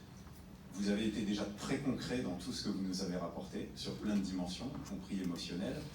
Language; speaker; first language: French; native; French